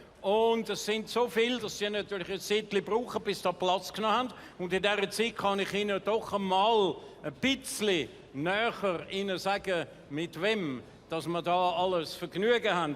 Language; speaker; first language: German; native; German